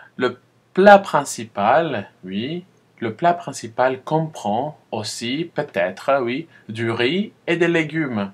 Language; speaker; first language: French; non-native, fluent; Spanish